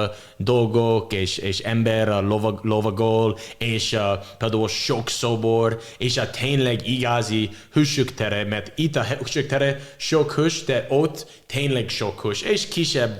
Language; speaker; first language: Hungarian; non-native, learner; English